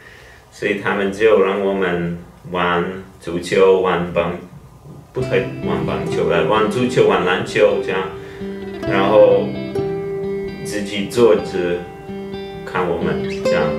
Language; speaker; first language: Chinese; non-native, fluent; Czech